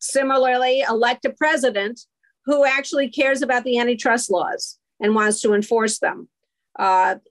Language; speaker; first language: English; native; English